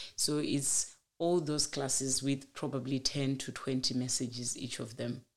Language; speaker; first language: English; non-native, local second language; Shona